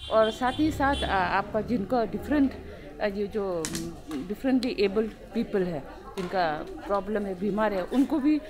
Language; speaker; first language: Hindi; non-native, local second language; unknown